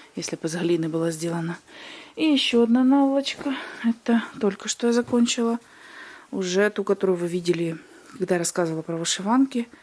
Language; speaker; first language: Ukrainian; non-native, local second language; Russian